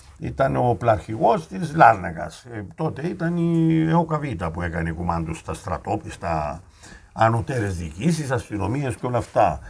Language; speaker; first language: Greek; native; Greek